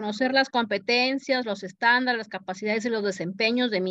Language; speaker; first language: Spanish; native; Spanish